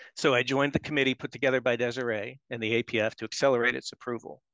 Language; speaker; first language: English; native; English